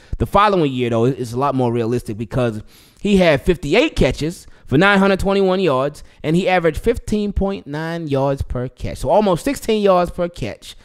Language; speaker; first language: English; native; English